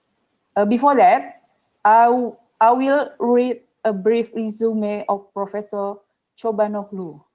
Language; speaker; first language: English; non-native, fluent; Indonesian